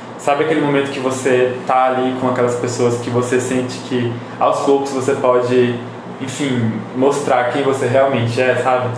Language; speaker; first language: Portuguese; native; Portuguese